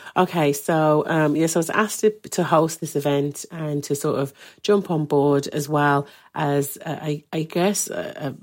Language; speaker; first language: English; native; English